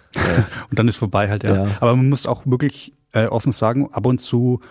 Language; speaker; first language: German; native; German